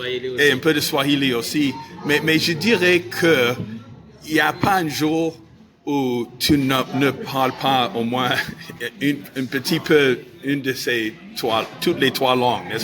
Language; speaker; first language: French; non-native, fluent; English